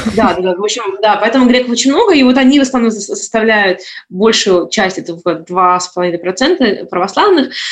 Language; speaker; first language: Russian; native; Russian